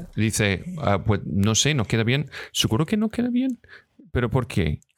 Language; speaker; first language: Spanish; non-native, fluent; English